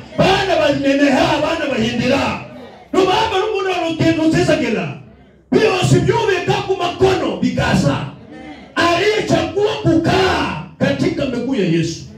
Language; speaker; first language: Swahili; non-native, local second language; Luyia